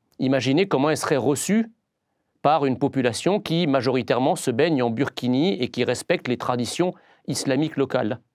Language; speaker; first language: French; early bilingual, other home language; Arabic